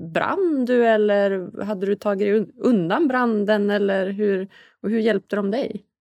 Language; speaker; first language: Swedish; native; Swedish